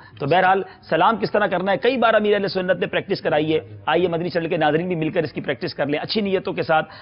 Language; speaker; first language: Urdu; native; Urdu